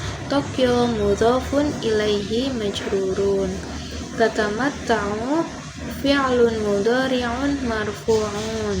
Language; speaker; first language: Arabic; non-native, learner; Indonesian